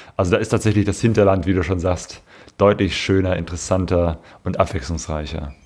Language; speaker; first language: German; native; German